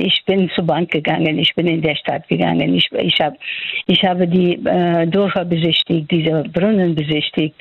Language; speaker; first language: German; non-native, fluent; Persian